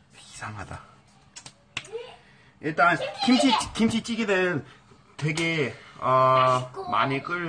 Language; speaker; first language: Korean; non-native, fluent; English